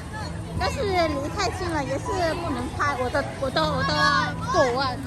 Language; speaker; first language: Chinese; non-native, learner; Vietnamese